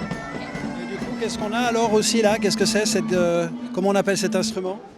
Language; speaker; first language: French; native; French